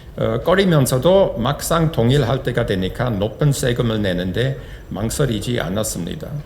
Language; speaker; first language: Korean; non-native, fluent; English